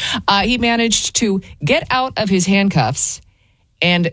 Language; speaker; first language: English; native; English